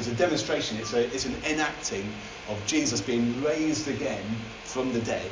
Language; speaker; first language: English; native; English